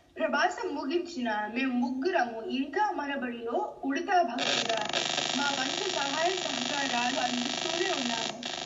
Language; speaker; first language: Telugu; early bilingual, heritage; Telugu